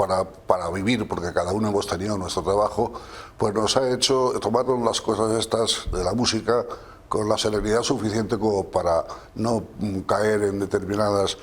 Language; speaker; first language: Spanish; native; Spanish